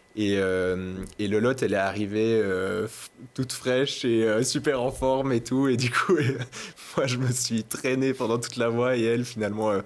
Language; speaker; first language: French; native; French